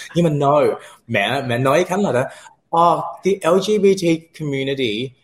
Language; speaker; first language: Vietnamese; early bilingual, heritage; Vietnamese